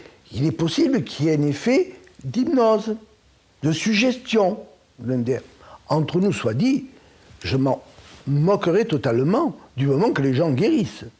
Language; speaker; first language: French; native; French